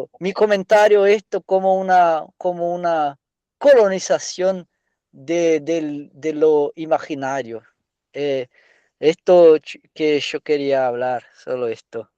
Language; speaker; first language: Spanish; non-native, learner; Portuguese